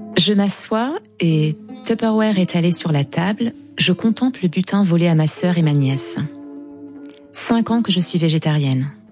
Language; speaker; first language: French; non-native, local second language; Arabic